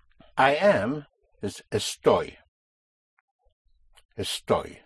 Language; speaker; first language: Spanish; non-native, fluent; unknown